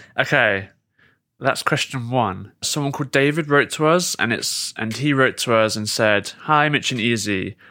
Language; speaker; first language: English; native; English